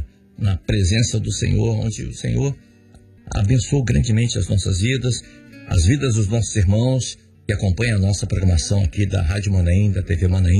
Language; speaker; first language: Portuguese; native; Portuguese